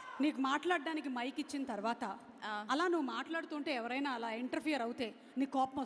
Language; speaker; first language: Telugu; native; Telugu